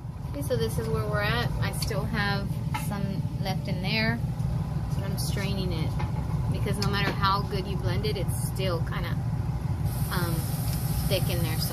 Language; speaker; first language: English; early bilingual, other home language; Spanish